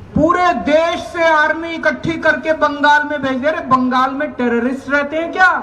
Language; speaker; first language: Hindi; native; Hindi